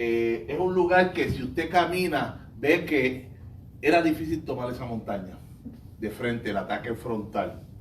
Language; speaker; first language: Spanish; native; Spanish